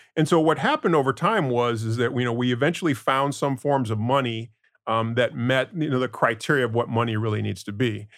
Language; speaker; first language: English; non-native, fluent; Spanish